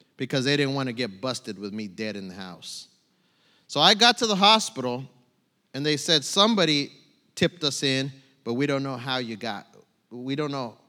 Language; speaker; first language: English; native; English